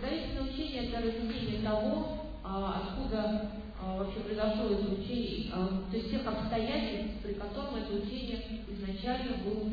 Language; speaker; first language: Russian; native; Russian